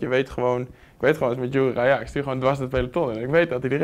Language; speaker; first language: Dutch; native; Dutch